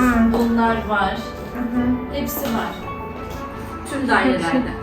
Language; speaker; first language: Turkish; native; Turkish